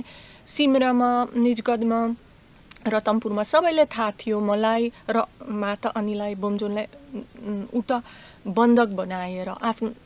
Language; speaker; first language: Nepali; non-native, fluent; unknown